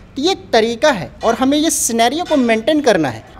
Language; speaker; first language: Hindi; native; Hindi